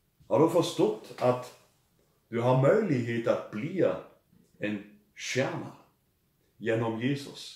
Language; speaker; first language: Swedish; non-native, fluent; German